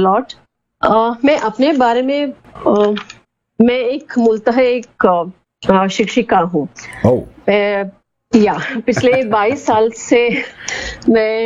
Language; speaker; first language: Hindi; non-native, local second language; Kannada